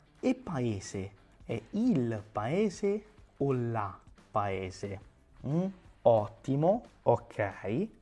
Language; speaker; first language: Italian; non-native, fluent; Portuguese